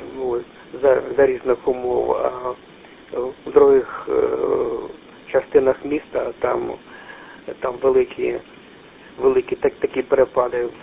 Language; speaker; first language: Ukrainian; non-native, local second language; Russian